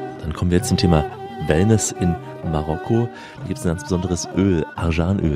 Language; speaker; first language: German; native; German